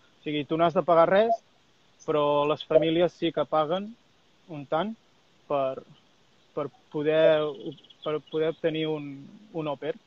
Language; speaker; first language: Catalan; native; Catalan